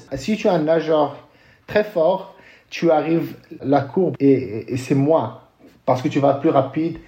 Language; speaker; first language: French; non-native, local second language; Arabic